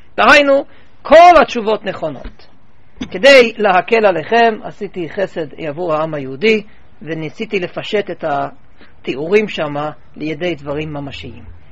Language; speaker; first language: Hebrew; non-native, fluent; English